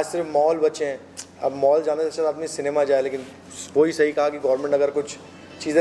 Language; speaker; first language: Hindi; native; Hindi